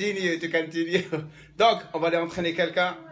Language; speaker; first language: French; non-native, local second language; Arabic